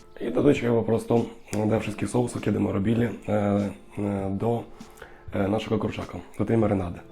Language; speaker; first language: Polish; non-native, learner; Russian